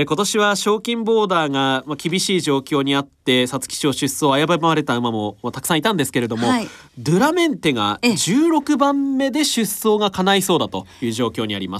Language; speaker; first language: Japanese; native; Japanese